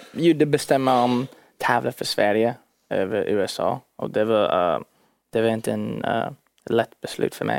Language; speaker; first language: Swedish; early bilingual, heritage; English